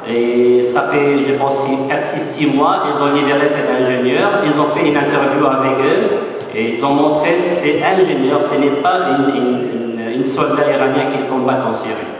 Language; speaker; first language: French; non-native, fluent; Arabic